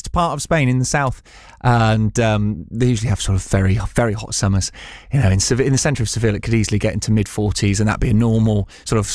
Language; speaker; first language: English; native; English